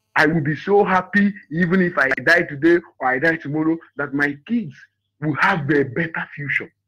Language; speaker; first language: English; non-native, local second language; Igbo